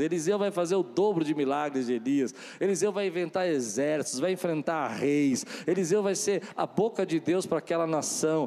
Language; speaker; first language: Portuguese; native; Portuguese